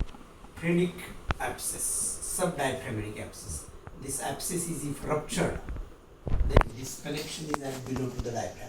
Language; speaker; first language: English; non-native, local second language; Marathi